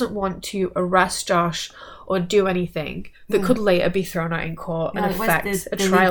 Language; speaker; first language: English; native; English